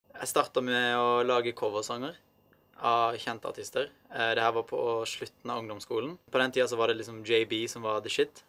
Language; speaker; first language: Norwegian; early bilingual, other home language; Arabic